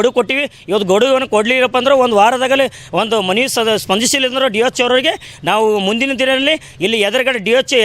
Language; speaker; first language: Kannada; native; Kannada